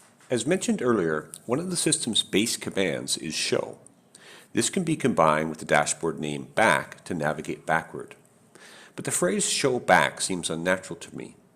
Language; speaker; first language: English; native; English